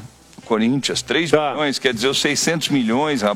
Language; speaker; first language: Portuguese; native; Portuguese